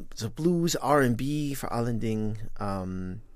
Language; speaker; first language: German; non-native, fluent; English